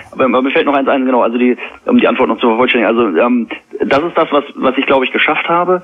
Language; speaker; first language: German; native; German